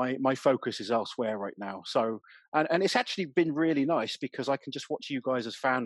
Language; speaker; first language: English; native; English